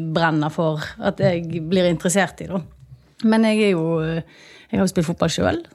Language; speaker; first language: Norwegian; native; Norwegian